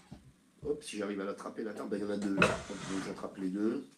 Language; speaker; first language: French; native; French